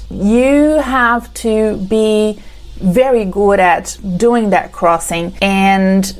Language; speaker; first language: English; non-native, fluent; Portuguese